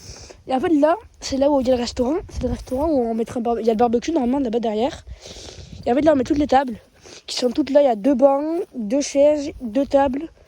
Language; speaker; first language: French; native; French